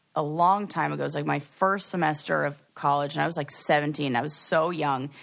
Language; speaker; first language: English; native; English